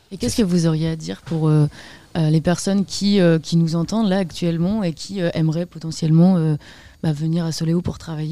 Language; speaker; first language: French; native; French